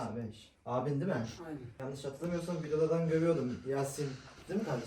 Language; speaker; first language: Turkish; native; Turkish